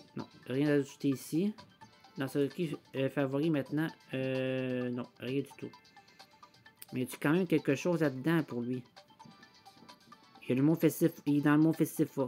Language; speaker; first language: French; native; French